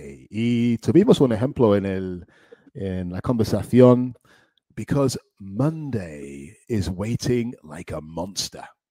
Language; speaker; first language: Spanish; native; Spanish